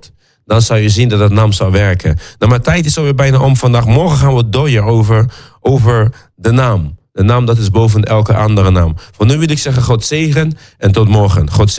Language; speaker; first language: Dutch; non-native, fluent; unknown